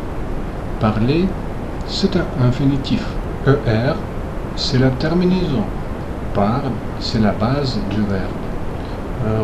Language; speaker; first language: French; non-native, fluent; Russian